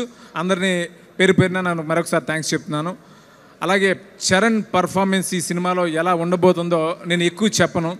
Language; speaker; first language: Telugu; native; Telugu